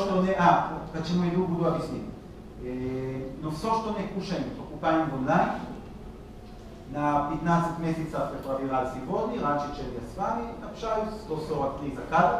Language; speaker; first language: Russian; non-native, learner; Hebrew